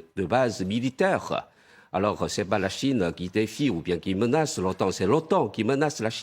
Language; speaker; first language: French; non-native, fluent; Chinese